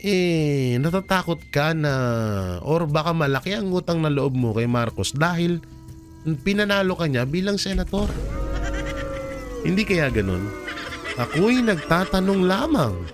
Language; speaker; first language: Filipino; native; Filipino